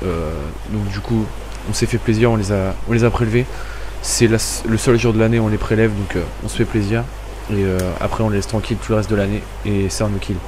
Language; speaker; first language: French; native; French